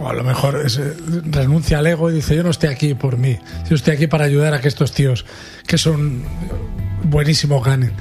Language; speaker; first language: Spanish; native; Spanish